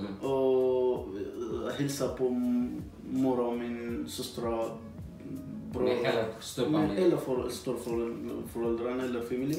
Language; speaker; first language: Norwegian; non-native, learner; Persian